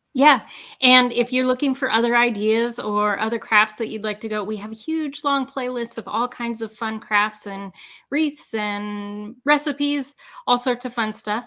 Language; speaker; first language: English; native; English